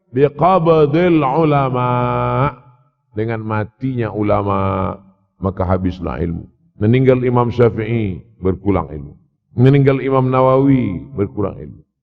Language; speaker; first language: Malay; native; Malay